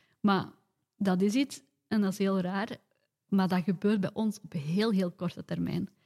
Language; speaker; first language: Dutch; native; Dutch